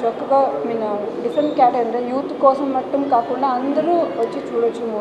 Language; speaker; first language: Telugu; non-native, fluent; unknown